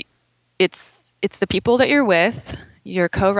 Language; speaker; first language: English; native; English